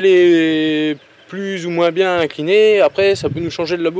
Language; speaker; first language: French; native; French